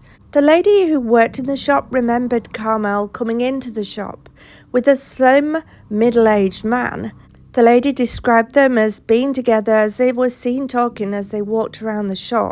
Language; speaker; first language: English; native; English